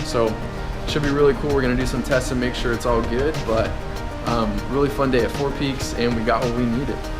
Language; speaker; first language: English; native; English